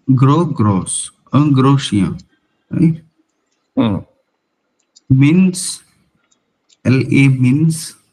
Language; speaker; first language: French; non-native, learner; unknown